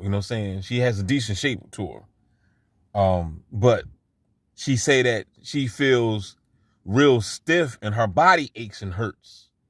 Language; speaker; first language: English; native; English